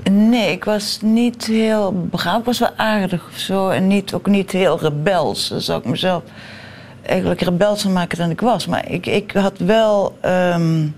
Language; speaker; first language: Dutch; native; Dutch